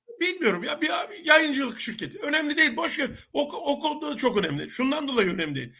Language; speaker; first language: Turkish; native; Turkish